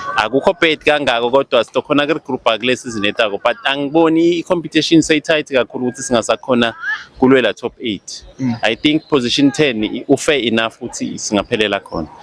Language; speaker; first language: Zulu; non-native, local second language; Swati